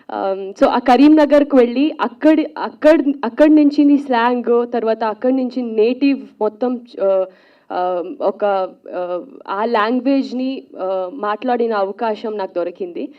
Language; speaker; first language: Telugu; non-native, local second language; Kannada